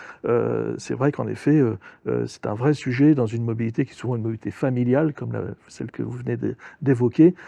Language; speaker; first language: French; native; French